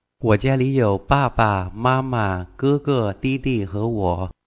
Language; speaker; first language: Chinese; non-native, fluent; Vietnamese